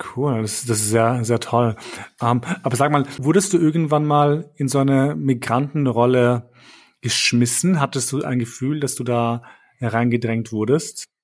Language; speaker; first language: German; early bilingual, other home language; Albanian